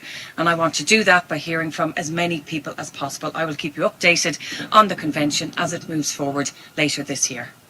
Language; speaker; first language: English; native; English